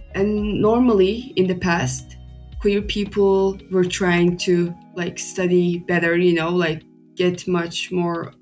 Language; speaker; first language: English; non-native, fluent; Turkish